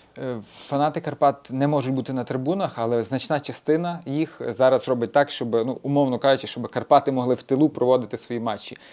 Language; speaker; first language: Ukrainian; native; Ukrainian